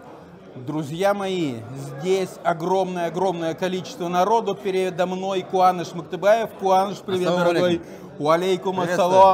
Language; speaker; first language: Russian; native; Russian